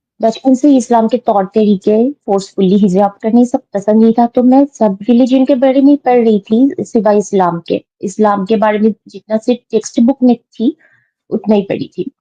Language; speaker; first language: Hindi; non-native, fluent; Bangla